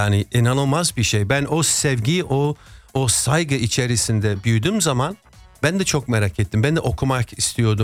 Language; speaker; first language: Turkish; non-native, fluent; English